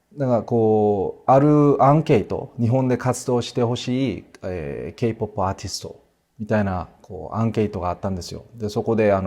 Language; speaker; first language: Japanese; non-native, fluent; Korean